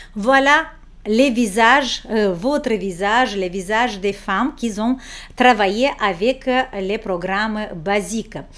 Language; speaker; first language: French; non-native, fluent; Romanian